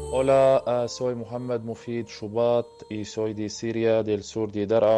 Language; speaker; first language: Spanish; early bilingual, other home language; Arabic